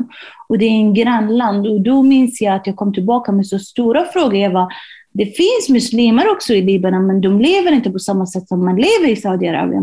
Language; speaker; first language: Swedish; non-native, fluent; Arabic